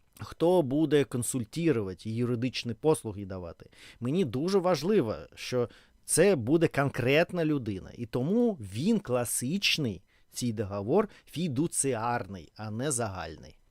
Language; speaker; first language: Ukrainian; non-native, learner; Russian